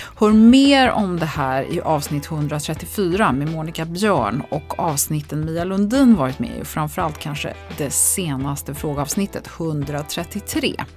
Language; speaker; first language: Swedish; native; Swedish